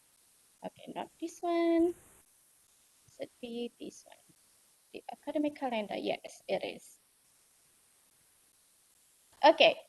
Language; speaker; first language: English; non-native, fluent; Indonesian